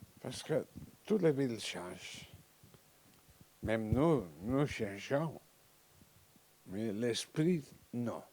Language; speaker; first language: French; non-native, learner; Catalan